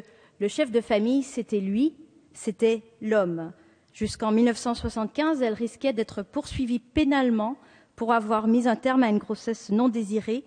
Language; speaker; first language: French; native; French